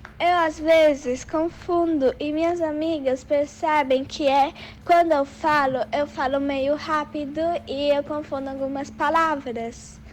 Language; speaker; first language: Portuguese; early bilingual, other home language; Spanish